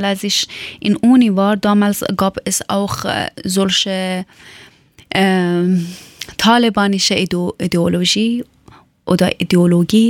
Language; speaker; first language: German; non-native, learner; Persian